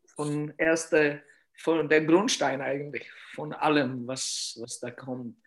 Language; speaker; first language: German; non-native, fluent; Czech